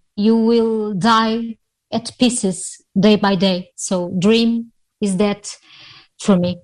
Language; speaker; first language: English; non-native, fluent; Portuguese